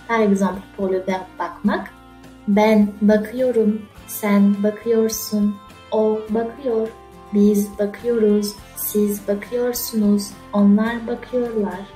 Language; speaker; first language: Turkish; non-native, fluent; French